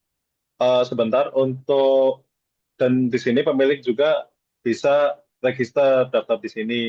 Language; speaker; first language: Indonesian; native; Indonesian